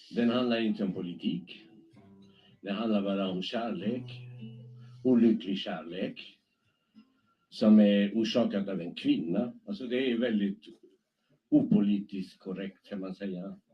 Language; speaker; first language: Swedish; non-native, fluent; Spanish